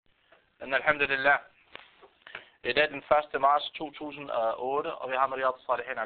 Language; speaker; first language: Danish; non-native, fluent; Arabic